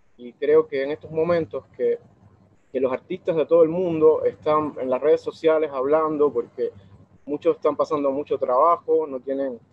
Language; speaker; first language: Spanish; native; Spanish